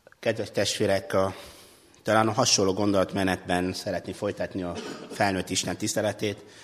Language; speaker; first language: Hungarian; non-native, fluent; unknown